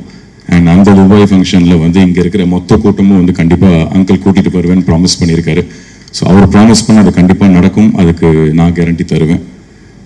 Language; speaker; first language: Tamil; native; Tamil